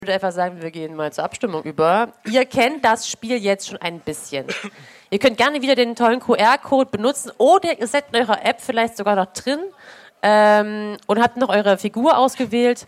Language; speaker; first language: German; native; German